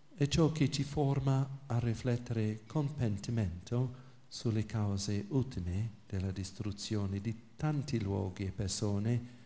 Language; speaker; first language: Italian; non-native, fluent; English